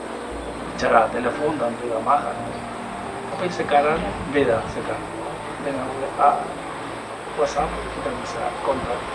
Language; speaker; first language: Indonesian; non-native, fluent; Spanish